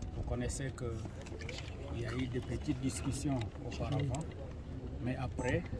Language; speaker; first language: French; non-native, local second language; Swahili